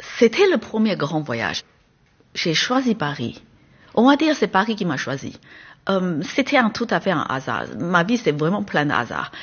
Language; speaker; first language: French; non-native, fluent; Chinese